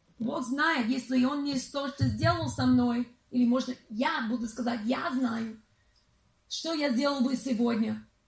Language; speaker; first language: Russian; non-native, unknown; English